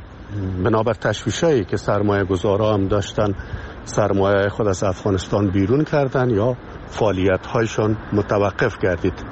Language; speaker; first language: Persian; native; Persian